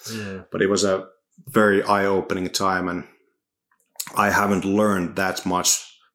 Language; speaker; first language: English; non-native, fluent; Finnish